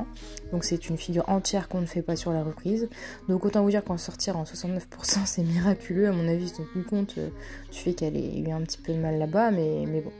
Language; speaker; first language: French; native; French